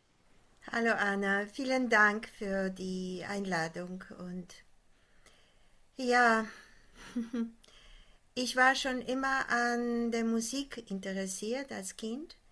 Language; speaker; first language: German; non-native, fluent; Polish